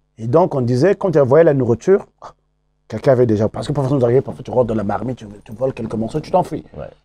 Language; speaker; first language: French; non-native, local second language; Kongo